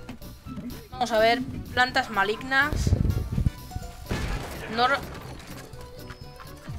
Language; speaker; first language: Spanish; native; Spanish